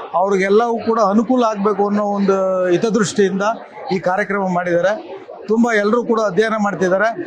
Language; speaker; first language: Kannada; native; Kannada